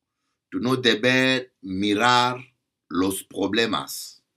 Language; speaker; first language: Spanish; non-native, learner; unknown